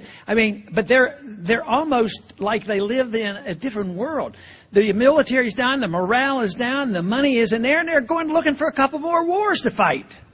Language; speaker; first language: English; native; English